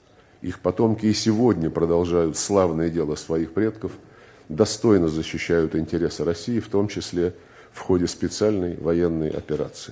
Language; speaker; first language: Russian; native; Russian